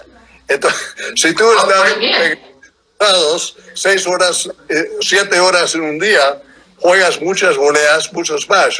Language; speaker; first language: Spanish; non-native, fluent; English